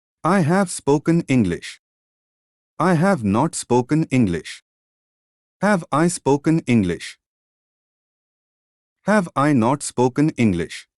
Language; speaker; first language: English; non-native, fluent; Hindi